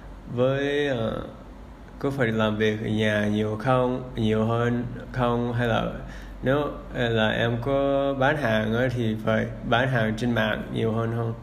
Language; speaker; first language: Vietnamese; early bilingual, heritage; English